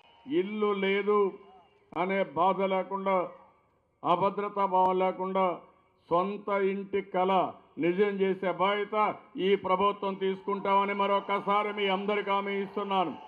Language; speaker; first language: Telugu; native; Telugu